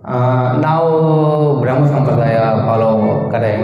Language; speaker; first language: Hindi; non-native, local second language; Kannada